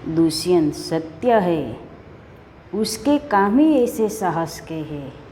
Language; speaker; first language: Hindi; non-native, local second language; Gujarati